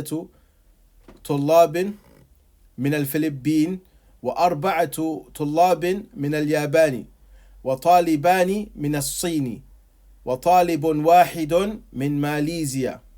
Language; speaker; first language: Arabic; non-native, fluent; English